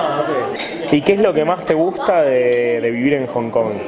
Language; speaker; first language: Spanish; native; Spanish